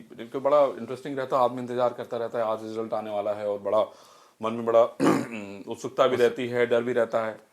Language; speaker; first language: Hindi; native; Hindi